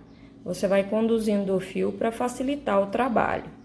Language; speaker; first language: Portuguese; native; Portuguese